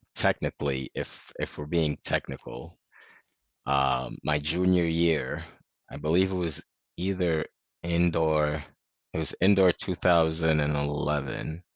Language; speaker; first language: English; early bilingual, other home language; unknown